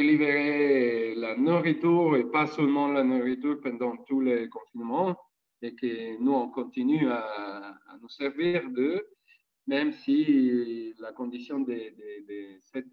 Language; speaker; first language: French; non-native, fluent; Italian